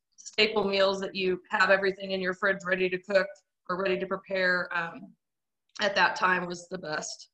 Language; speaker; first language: English; native; English